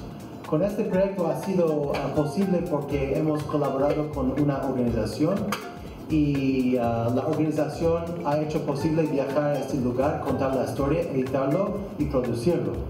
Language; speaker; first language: Spanish; non-native, fluent; English